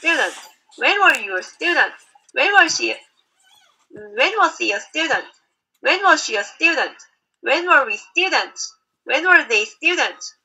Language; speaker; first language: English; non-native, learner; Korean